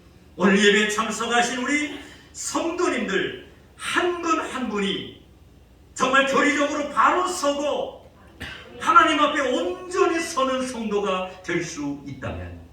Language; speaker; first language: Korean; native; Korean